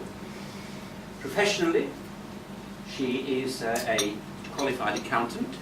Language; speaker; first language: English; native; English